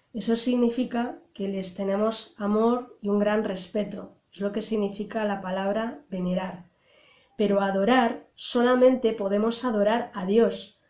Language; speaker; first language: Spanish; native; Spanish